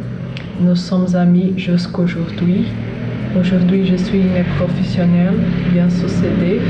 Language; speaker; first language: French; non-native, learner; Portuguese